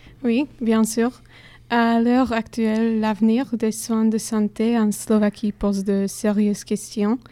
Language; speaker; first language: French; non-native, fluent; Slovak